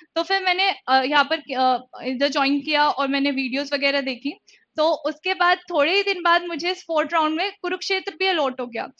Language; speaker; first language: Hindi; native; Hindi